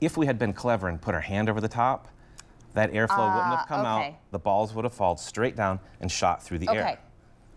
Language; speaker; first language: English; native; English